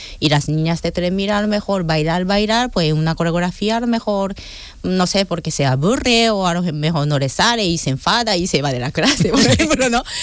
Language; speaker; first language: Spanish; non-native, fluent; Japanese